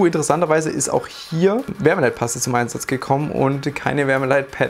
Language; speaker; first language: German; native; German